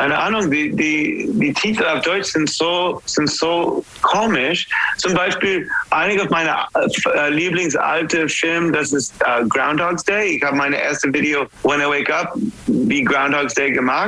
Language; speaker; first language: German; non-native, learner; English